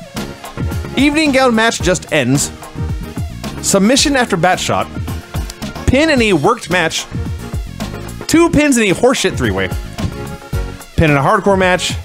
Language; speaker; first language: English; native; English